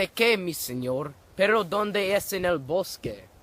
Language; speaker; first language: Spanish; non-native, learner; English